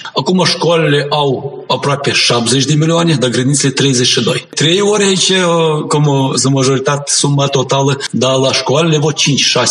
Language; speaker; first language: Romanian; non-native, local second language; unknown